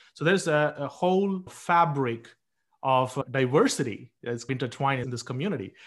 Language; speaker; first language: English; non-native, local second language; Tamil